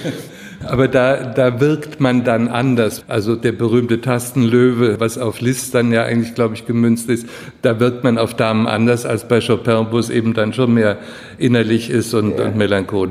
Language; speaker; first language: German; native; German